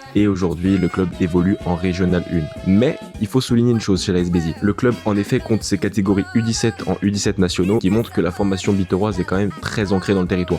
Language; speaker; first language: French; native; French